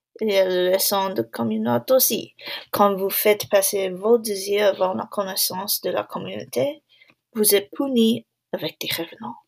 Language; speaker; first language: French; non-native, learner; English